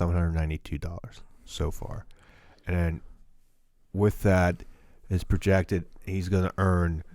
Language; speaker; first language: English; native; English